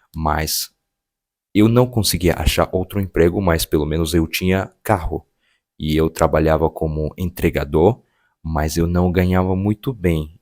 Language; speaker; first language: Portuguese; non-native, fluent; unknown